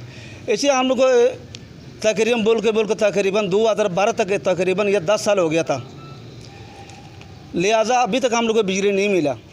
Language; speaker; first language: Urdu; non-native, local second language; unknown